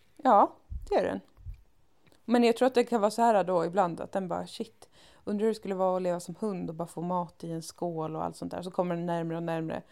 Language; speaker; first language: Swedish; native; Swedish